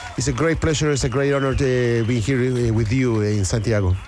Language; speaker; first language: English; non-native, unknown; Spanish